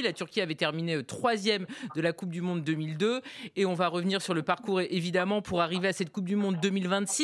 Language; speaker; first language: French; native; French